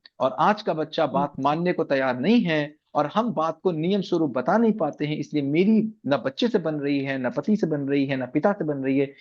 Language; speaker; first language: Hindi; native; Hindi